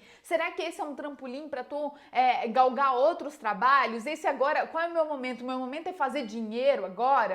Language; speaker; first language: Portuguese; native; Portuguese